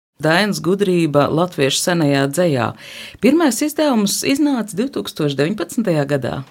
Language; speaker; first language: Latvian; native; Latvian